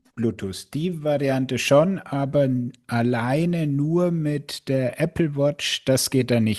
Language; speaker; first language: German; native; German